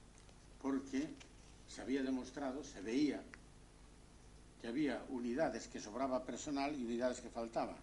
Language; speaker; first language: Spanish; native; Spanish